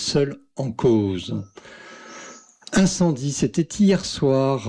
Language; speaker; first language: French; native; French